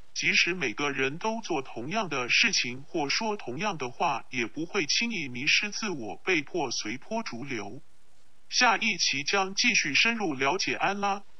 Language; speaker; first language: Chinese; non-native, local second language; Cantonese